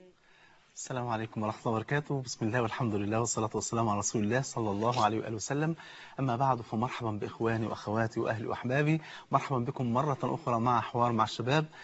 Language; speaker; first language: Arabic; native; Arabic